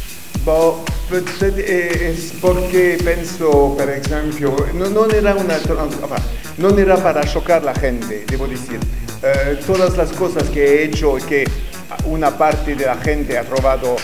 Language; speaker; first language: Spanish; non-native, learner; French